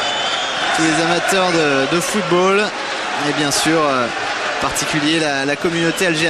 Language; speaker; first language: French; native; French